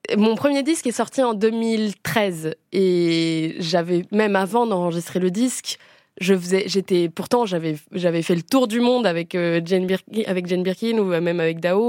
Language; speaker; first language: French; early bilingual, other home language; Portuguese